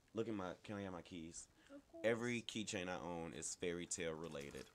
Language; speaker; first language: English; native; English